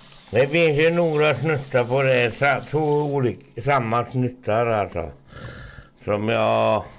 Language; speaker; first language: Swedish; non-native, local second language; Finnish